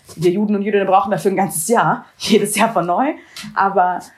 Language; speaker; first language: German; native; German